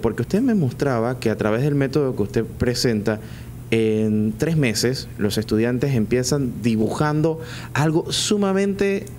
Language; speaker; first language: Spanish; native; Spanish